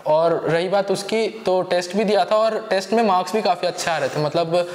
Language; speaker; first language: Hindi; native; Hindi